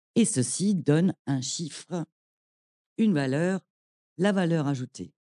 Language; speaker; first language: French; non-native, fluent; German